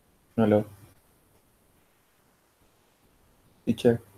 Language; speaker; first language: English; non-native, learner; Spanish